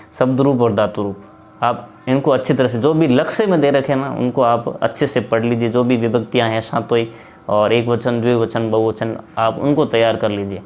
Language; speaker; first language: Hindi; native; Hindi